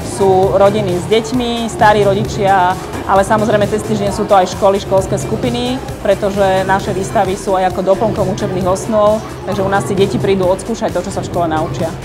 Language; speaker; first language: Slovak; native; Slovak